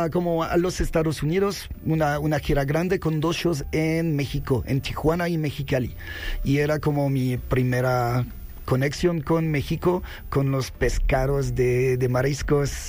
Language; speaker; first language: Spanish; non-native, fluent; French